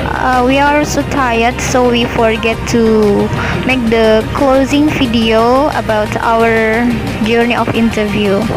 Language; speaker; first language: English; non-native, learner; Indonesian